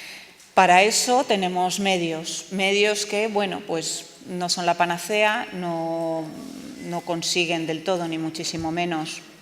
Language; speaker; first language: Spanish; native; Spanish